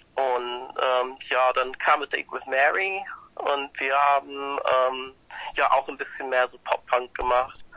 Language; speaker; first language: German; non-native, fluent; English